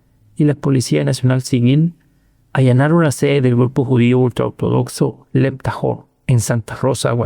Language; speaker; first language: Spanish; native; Spanish